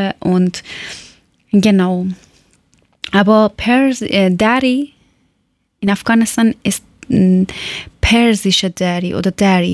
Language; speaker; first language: German; non-native, learner; Persian